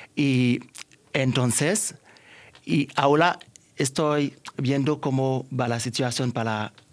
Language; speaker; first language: Spanish; non-native, learner; Haitian Creole